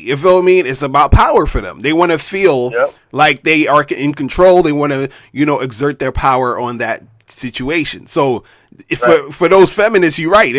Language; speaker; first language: English; native; English